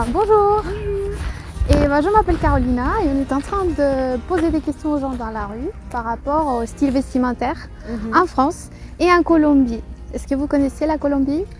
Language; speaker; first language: French; non-native, fluent; Spanish